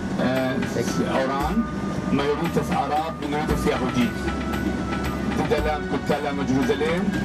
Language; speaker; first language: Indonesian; non-native, learner; Arabic